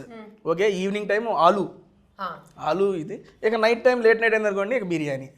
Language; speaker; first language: Telugu; native; Telugu